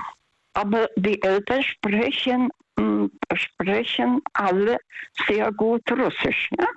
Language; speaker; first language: German; non-native, fluent; Russian